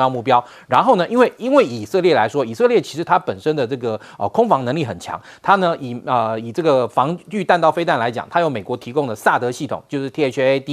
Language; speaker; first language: Chinese; native; Chinese